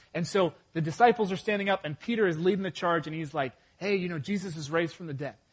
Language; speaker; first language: English; native; English